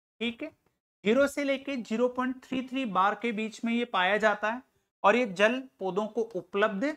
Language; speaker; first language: Hindi; native; Hindi